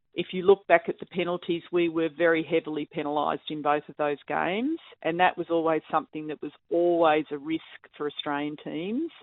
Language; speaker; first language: English; native; English